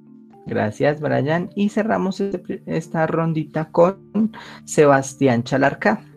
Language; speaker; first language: Spanish; native; Spanish